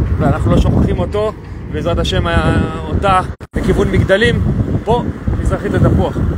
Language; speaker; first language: Hebrew; native; Hebrew